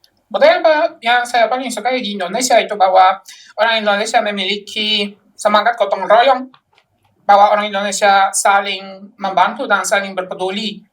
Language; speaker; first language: Indonesian; non-native, fluent; Polish